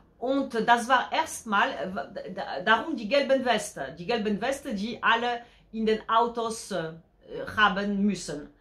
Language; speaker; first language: German; non-native, fluent; Polish